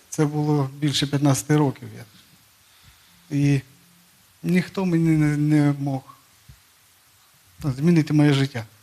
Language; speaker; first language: Ukrainian; non-native, local second language; Russian